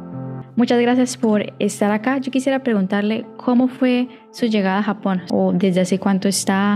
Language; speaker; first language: Spanish; native; Spanish